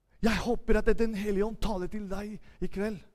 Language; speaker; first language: Norwegian; non-native, fluent; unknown